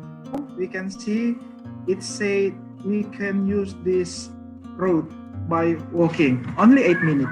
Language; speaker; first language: English; non-native, learner; Indonesian